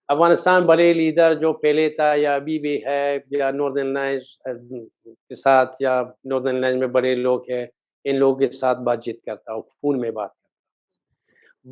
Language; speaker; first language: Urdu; non-native, fluent; Persian